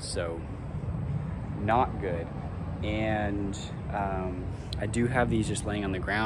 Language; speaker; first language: English; native; English